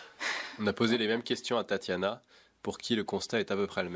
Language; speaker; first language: French; native; French